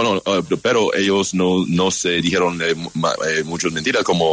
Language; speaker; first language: Spanish; non-native, learner; English